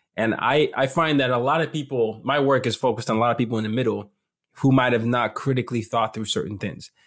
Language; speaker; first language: English; non-native, local second language; Yoruba